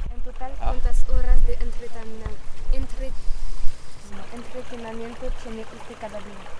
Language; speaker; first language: Spanish; non-native, learner; French